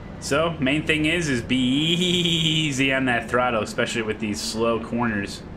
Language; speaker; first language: English; native; English